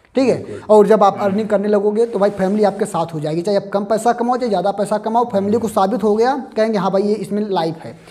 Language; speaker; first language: Hindi; native; Hindi